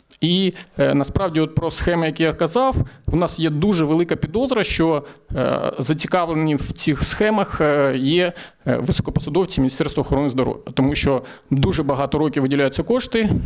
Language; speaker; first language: Ukrainian; native; Ukrainian